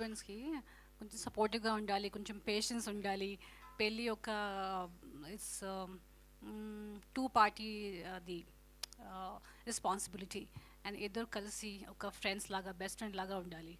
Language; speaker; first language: Telugu; non-native, fluent; Hindi